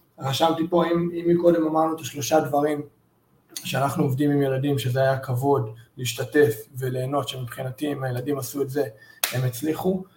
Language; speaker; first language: Hebrew; early bilingual, heritage; Hebrew